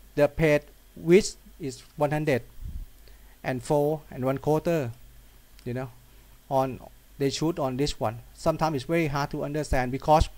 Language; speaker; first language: English; non-native, learner; Thai